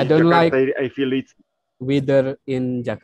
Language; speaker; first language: English; non-native, learner; Indonesian